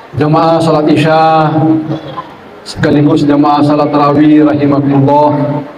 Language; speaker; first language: Malay; non-native, local second language; Buginese